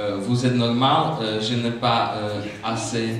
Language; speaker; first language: French; non-native, learner; Slovak